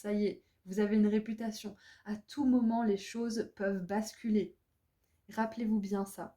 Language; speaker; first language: French; native; French